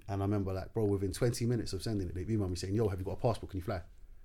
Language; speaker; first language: English; non-native, local second language; Arabic